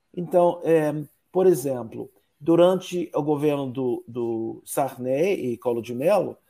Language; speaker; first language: Portuguese; non-native, fluent; English